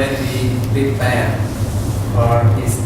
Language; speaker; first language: English; non-native, learner; Indonesian